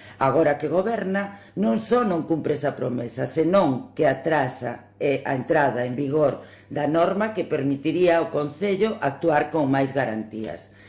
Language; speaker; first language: Galician; native; Galician